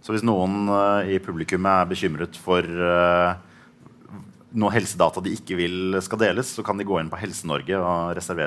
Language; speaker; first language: Norwegian; native; Norwegian